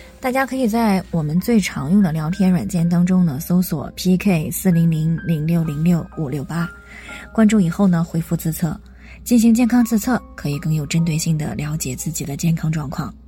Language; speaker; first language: Chinese; native; Chinese